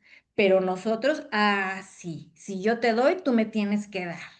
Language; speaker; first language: Spanish; native; Spanish